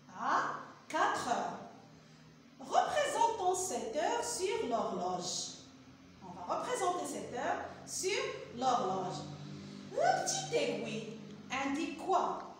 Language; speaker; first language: French; non-native, local second language; Arabic